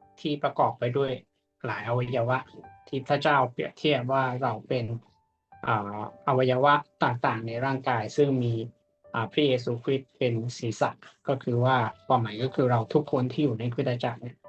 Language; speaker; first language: Thai; native; Thai